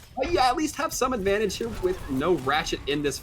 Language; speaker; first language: English; native; English